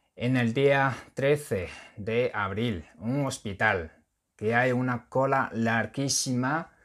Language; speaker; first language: Spanish; non-native, fluent; Chinese